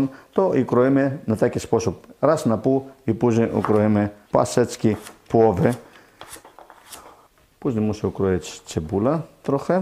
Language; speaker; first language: Polish; non-native, learner; Greek